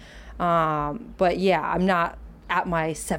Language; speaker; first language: English; native; English